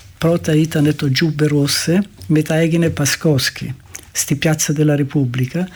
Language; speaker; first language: Greek; non-native, fluent; Italian